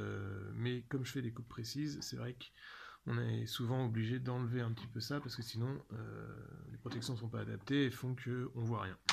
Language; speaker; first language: French; native; French